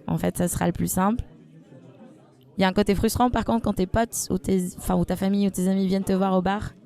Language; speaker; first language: French; non-native, fluent; Spanish